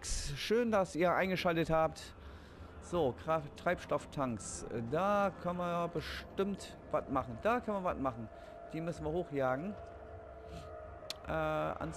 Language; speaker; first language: German; native; German